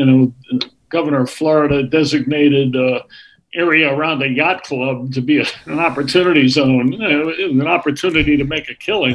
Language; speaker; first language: English; native; English